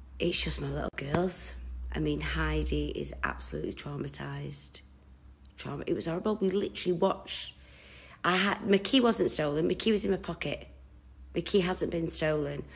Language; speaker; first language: English; native; English